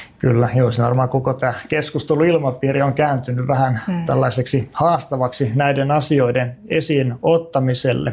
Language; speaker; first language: Finnish; native; Finnish